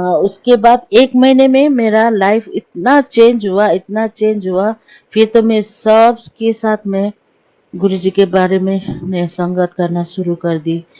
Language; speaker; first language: Hindi; non-native, local second language; Nepali